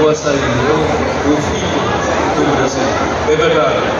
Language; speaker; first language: Portuguese; non-native, learner; Spanish